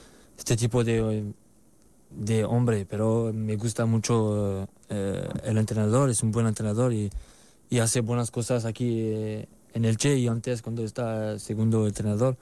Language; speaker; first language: Spanish; non-native, learner; French